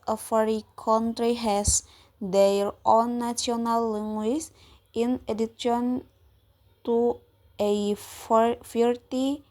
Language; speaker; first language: English; non-native, learner; Indonesian